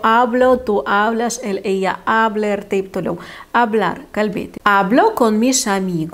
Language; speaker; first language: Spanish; non-native, fluent; Lithuanian